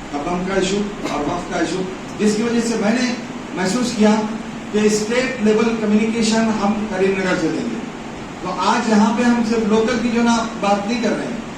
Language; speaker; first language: Hindi; non-native, local second language; Urdu